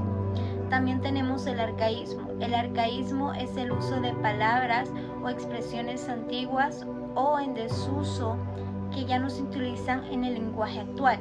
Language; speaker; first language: Spanish; native; Spanish